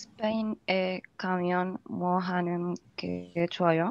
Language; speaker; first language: Korean; non-native, learner; Spanish